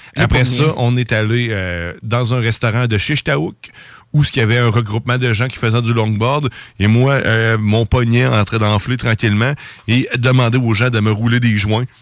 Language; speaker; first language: French; native; French